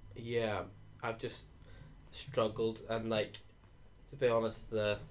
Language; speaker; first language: English; native; English